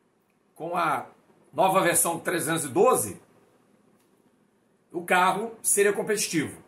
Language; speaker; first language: Portuguese; native; Portuguese